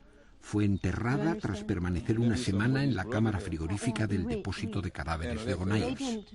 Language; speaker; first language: Spanish; native; Spanish